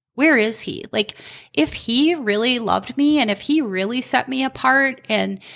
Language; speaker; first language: English; native; English